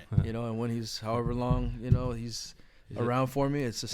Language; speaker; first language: English; native; English